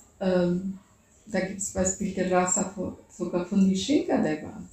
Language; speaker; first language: German; non-native, fluent; Spanish